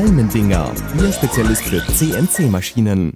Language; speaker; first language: German; native; German